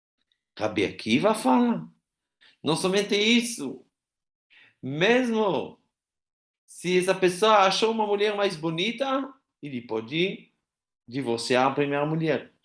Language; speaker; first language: Portuguese; non-native, fluent; Hebrew